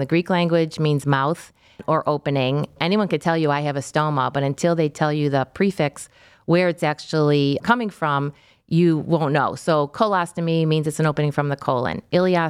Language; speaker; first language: English; native; English